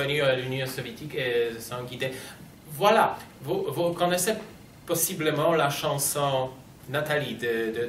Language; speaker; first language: French; non-native, fluent; Polish